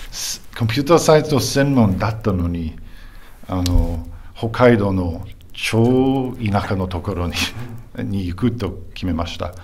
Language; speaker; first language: Japanese; non-native, fluent; English